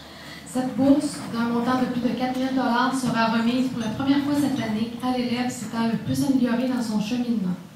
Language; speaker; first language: French; native; French